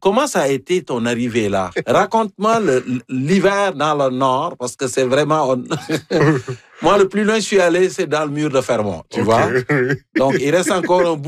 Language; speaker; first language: French; native; French